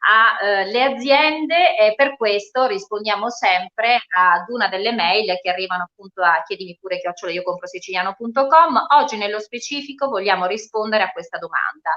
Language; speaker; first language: Italian; native; Italian